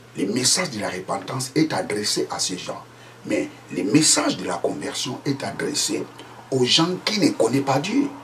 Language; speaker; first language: French; non-native, local second language; Lingala